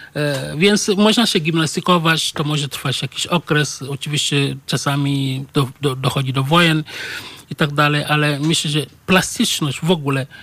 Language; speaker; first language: Polish; non-native, fluent; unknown